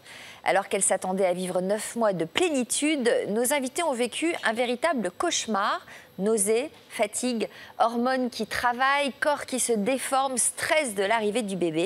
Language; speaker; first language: French; native; French